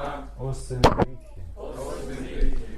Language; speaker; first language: Russian; native; Russian